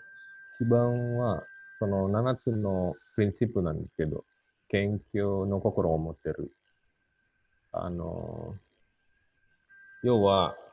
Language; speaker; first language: Japanese; non-native, fluent; Indonesian